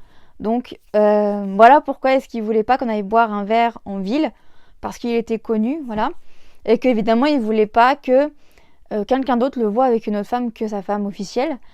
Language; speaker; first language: French; native; French